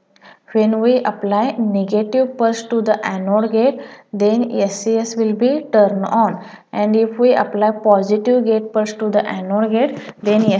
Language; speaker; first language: English; non-native, local second language; Marathi